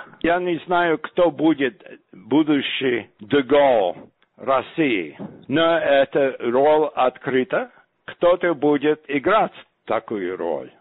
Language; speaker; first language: Russian; non-native, fluent; English